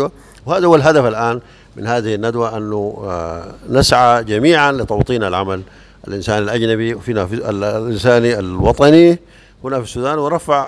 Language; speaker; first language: Arabic; native; Arabic